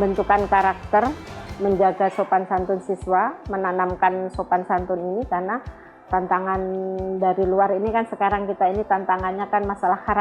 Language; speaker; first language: Indonesian; native; Indonesian